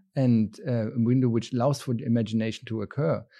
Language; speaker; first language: English; non-native, fluent; German